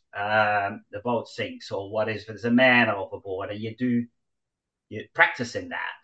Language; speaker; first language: English; non-native, fluent; Dutch